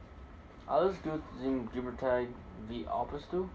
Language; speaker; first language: German; non-native, learner; English